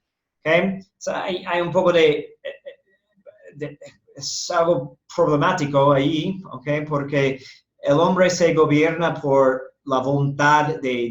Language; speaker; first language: Spanish; non-native, fluent; English